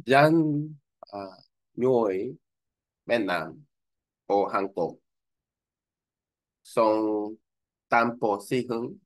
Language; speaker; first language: Vietnamese; non-native, learner; Korean